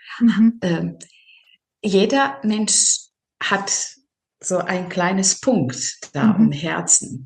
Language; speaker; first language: German; non-native, fluent; Serbian